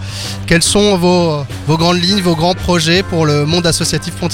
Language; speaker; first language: French; native; French